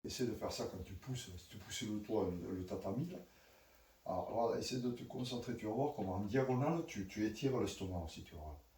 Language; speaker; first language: French; native; French